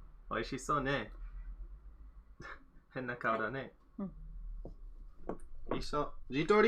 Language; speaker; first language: Japanese; non-native, learner; English